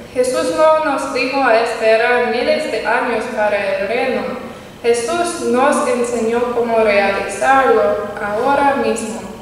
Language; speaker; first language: Spanish; non-native, learner; English